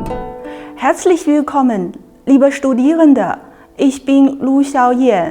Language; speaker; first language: German; non-native, fluent; Chinese